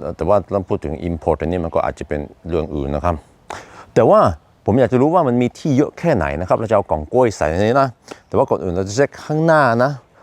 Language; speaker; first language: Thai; non-native, fluent; Norwegian